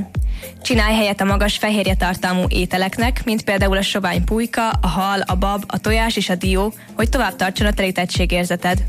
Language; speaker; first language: Hungarian; native; Hungarian